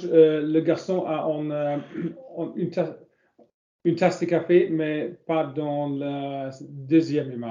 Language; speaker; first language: French; non-native, learner; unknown